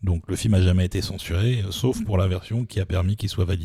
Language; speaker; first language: French; native; French